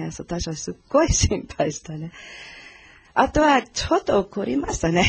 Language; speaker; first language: Japanese; non-native, learner; Portuguese